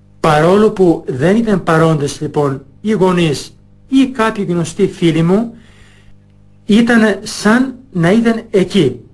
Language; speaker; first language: Greek; non-native, fluent; Albanian